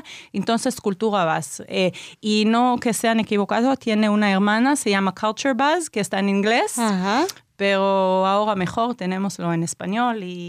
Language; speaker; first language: Spanish; non-native, fluent; Hebrew